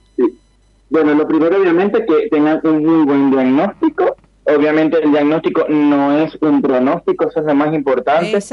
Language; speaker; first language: Spanish; native; Spanish